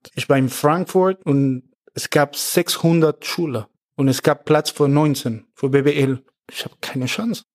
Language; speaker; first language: German; non-native, fluent; Spanish